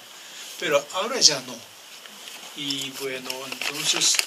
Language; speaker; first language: Spanish; non-native, learner; Japanese